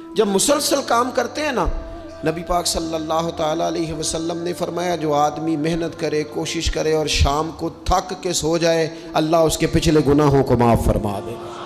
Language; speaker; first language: Urdu; native; Urdu